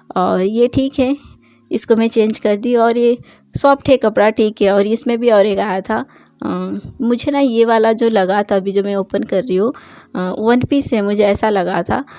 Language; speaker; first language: Hindi; non-native, local second language; Bangla